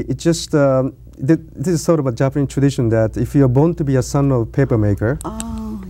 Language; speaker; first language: English; non-native, learner; Japanese